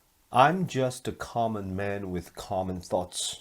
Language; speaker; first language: English; non-native, fluent; Korean